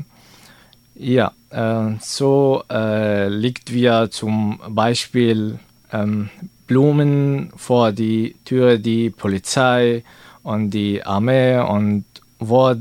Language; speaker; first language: German; non-native, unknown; Arabic